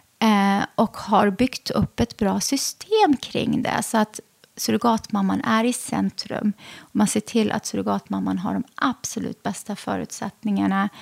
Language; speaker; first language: Swedish; early bilingual, other home language; Arabic